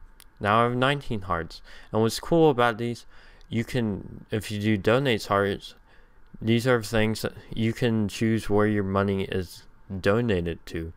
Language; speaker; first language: English; native; English